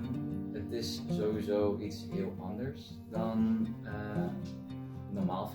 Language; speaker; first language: Dutch; early bilingual, other home language; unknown